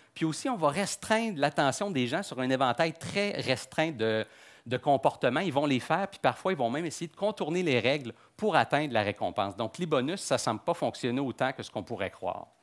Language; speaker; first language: French; native; French